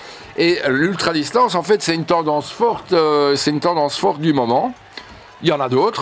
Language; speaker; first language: French; native; French